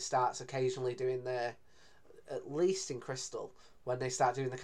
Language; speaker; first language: English; native; English